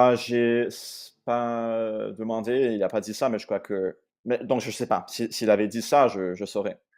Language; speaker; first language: French; non-native, fluent; English